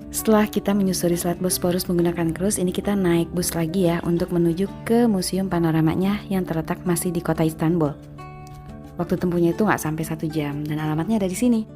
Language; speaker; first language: Indonesian; native; Indonesian